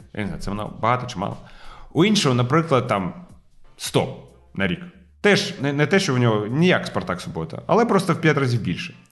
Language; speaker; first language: Ukrainian; non-native, local second language; Russian